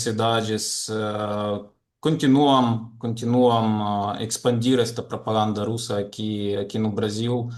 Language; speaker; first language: Portuguese; non-native, fluent; Ukrainian